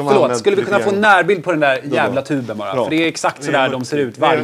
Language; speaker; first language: Swedish; native; Swedish